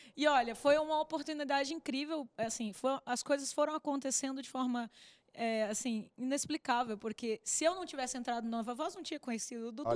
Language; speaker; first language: Portuguese; native; Portuguese